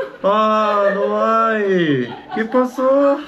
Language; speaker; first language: Spanish; non-native, learner; Korean